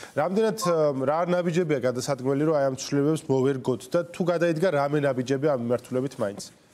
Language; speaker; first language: Georgian; native; Georgian